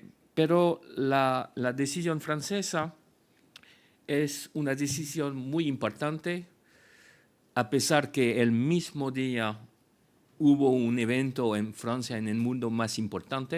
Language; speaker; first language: Spanish; non-native, fluent; French